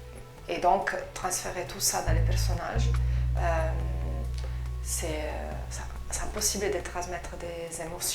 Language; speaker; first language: French; non-native, fluent; Italian